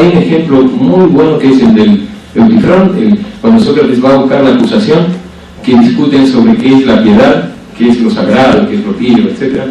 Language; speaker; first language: Spanish; native; Spanish